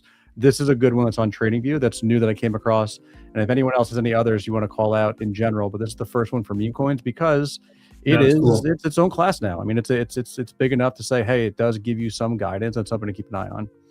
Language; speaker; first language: English; native; English